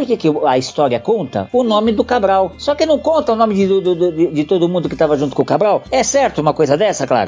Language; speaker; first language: Portuguese; native; Portuguese